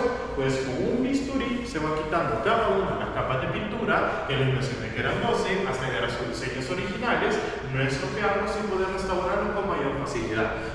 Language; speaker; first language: Spanish; native; Spanish